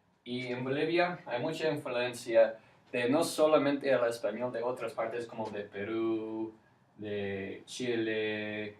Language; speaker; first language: Spanish; non-native, fluent; English